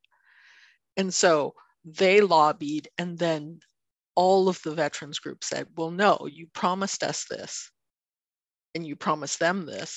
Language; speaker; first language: English; non-native, fluent; Chinese